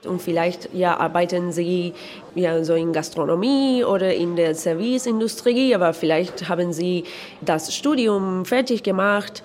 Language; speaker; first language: German; non-native, learner; Spanish